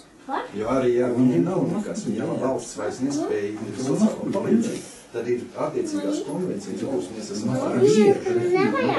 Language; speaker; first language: Latvian; native; Latvian